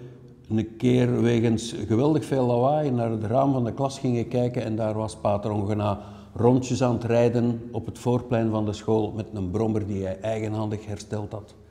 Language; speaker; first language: Dutch; native; Dutch